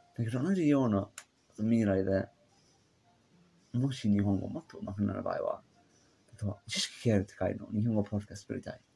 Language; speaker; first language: Japanese; non-native, learner; English